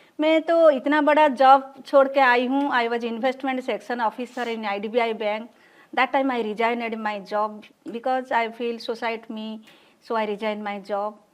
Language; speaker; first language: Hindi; non-native, local second language; Odia